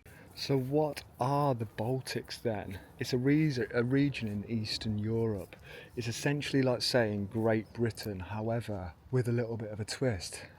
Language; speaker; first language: English; native; English